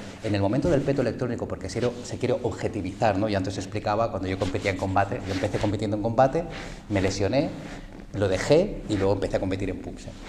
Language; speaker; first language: Spanish; early bilingual, other home language; Korean